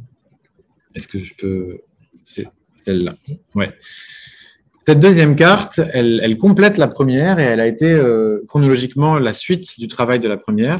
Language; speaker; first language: French; native; French